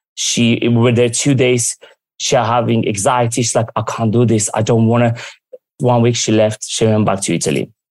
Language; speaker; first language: English; early bilingual, other home language; Armenian